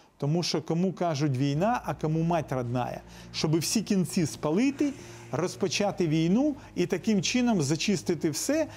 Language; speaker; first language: Ukrainian; non-native, local second language; Russian